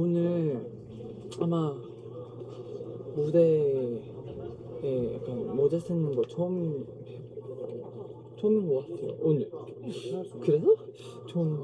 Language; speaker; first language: Korean; non-native, fluent; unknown